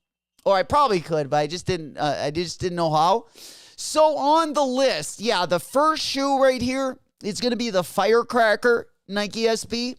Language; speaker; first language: English; native; English